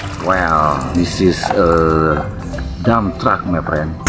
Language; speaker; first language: English; non-native, learner; Indonesian